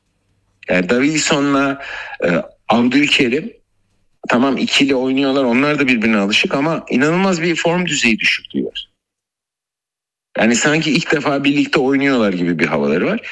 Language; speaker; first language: Turkish; native; Turkish